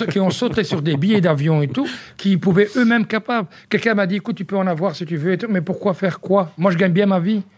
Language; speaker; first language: French; early bilingual, other home language; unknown